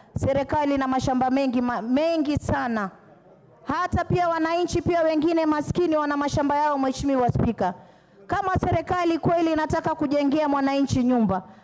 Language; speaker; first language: Swahili; native; Swahili